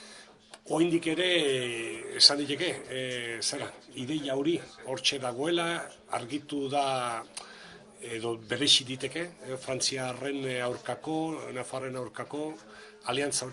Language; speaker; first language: Basque; native; Basque